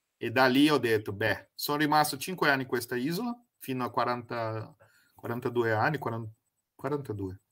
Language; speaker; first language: Italian; non-native, fluent; Portuguese